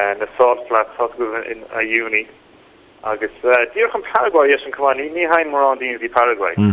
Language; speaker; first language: Irish; native; Irish